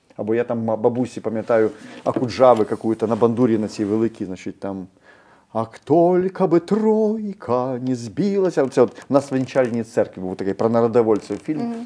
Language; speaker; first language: Ukrainian; native; Ukrainian